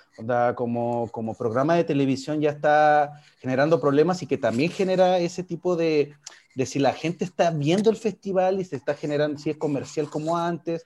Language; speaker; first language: Spanish; native; Spanish